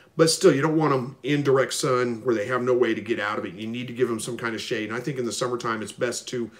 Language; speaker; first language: English; native; English